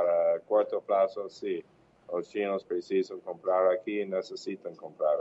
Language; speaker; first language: Portuguese; non-native, learner; English